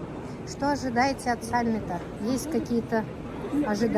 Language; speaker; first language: Russian; non-native, local second language; Tatar